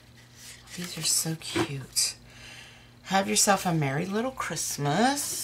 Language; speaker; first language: English; native; English